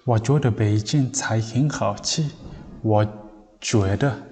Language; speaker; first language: Chinese; non-native, fluent; Mongolian